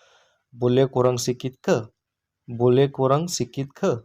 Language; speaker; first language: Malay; non-native, learner; Urdu